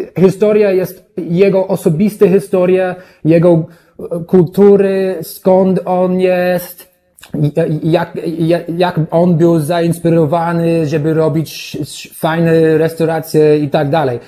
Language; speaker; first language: Polish; non-native, learner; English